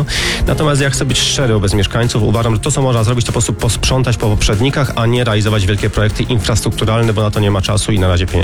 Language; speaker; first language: Polish; native; Polish